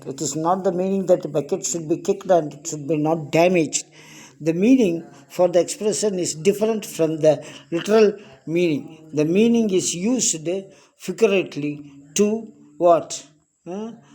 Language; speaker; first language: English; non-native, local second language; Tamil